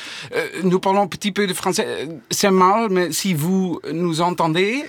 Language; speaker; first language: French; non-native, learner; Dutch